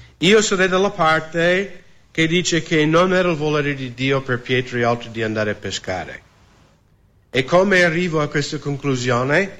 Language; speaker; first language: Italian; non-native, fluent; English